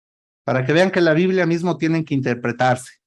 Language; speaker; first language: Spanish; native; Spanish